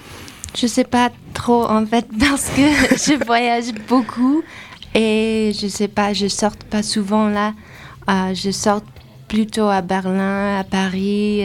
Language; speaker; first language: French; non-native, fluent; English